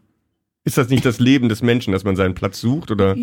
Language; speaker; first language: German; native; German